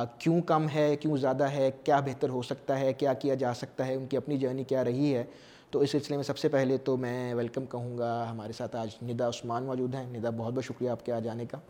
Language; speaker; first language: Urdu; native; Urdu